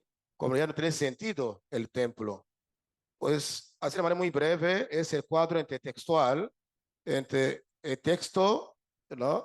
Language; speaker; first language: Spanish; non-native, fluent; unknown